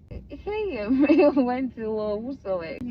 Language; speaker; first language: Chinese; non-native, learner; English